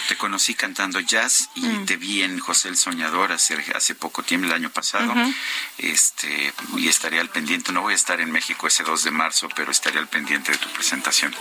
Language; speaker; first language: Spanish; native; Spanish